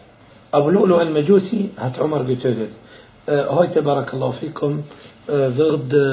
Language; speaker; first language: German; non-native, fluent; Arabic